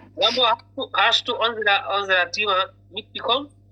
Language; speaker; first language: German; non-native, learner; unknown